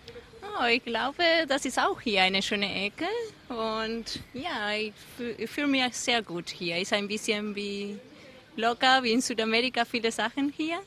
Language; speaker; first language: German; non-native, learner; Spanish